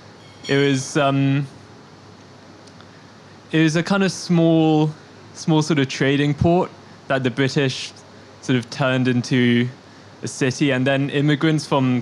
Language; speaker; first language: English; native; English